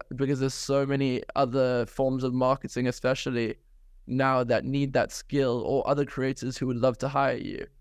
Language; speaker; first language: English; native; English